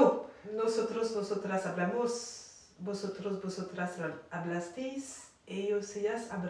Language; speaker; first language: Spanish; non-native, learner; French